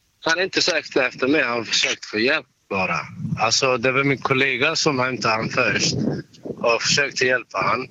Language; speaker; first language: Swedish; non-native, learner; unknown